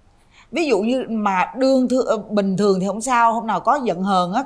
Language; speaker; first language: Vietnamese; native; Vietnamese